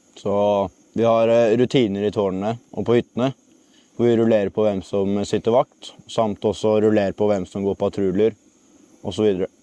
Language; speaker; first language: Norwegian; native; Norwegian